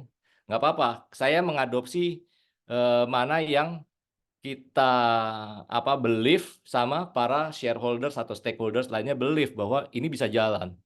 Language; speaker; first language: Indonesian; native; Indonesian